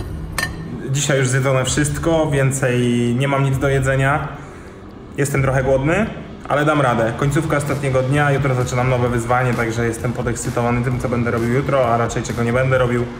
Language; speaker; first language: Polish; native; Polish